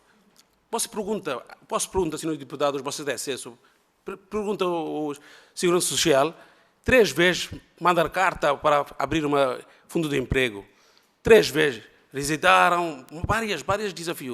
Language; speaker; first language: Portuguese; non-native, learner; Bangla